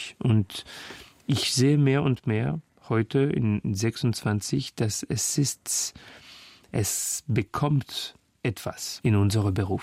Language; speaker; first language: German; non-native, fluent; French